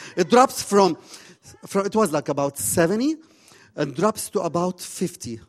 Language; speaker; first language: English; non-native, fluent; Arabic